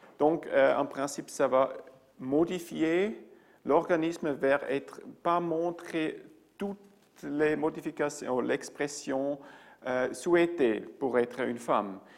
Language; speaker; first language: French; non-native, local second language; German